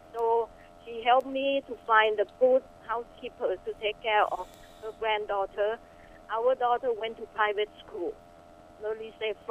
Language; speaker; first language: English; non-native, fluent; Thai